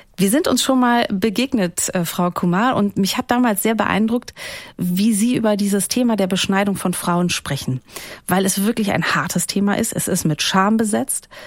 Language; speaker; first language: German; native; German